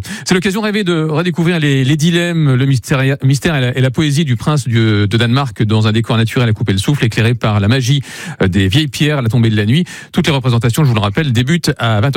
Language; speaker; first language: French; native; French